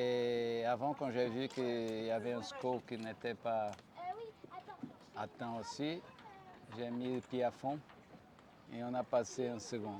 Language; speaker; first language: French; non-native, fluent; Portuguese